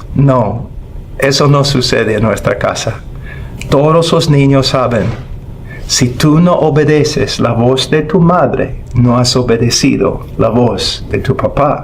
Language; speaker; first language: Spanish; non-native, fluent; English